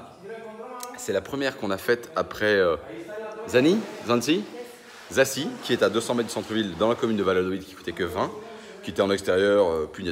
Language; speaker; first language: French; native; French